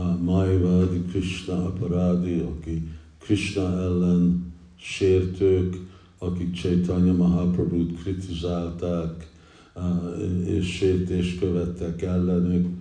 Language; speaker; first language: Hungarian; early bilingual, heritage; English